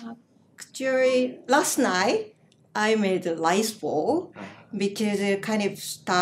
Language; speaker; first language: English; non-native, learner; Japanese